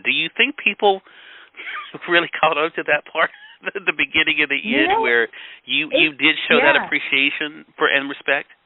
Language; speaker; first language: English; native; English